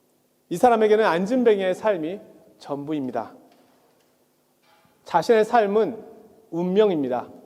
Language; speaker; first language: Korean; native; Korean